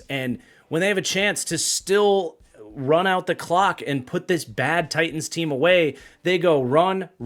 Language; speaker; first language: English; native; English